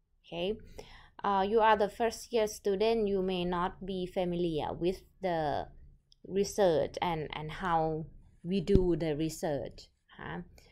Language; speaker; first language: English; non-native, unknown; Thai